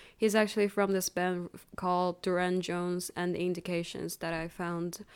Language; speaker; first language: English; non-native, fluent; Chinese